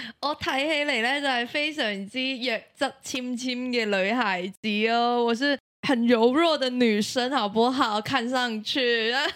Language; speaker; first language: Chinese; non-native, local second language; Cantonese